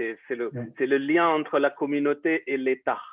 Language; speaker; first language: French; non-native, fluent; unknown